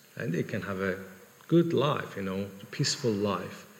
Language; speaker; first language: English; non-native, fluent; Persian